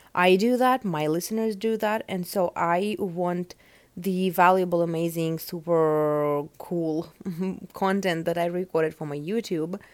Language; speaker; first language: English; non-native, fluent; Russian